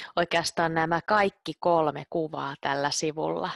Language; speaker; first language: Finnish; native; Finnish